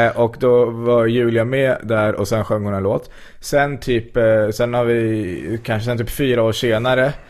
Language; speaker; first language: Swedish; native; Swedish